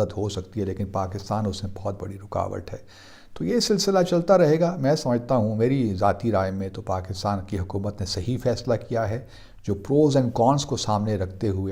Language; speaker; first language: Urdu; native; Urdu